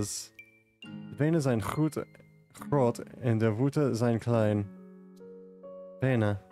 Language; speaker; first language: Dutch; non-native, learner; English